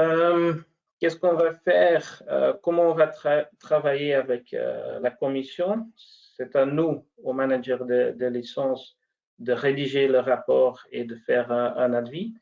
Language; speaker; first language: French; non-native, local second language; Dutch